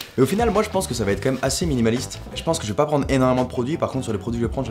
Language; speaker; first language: French; native; French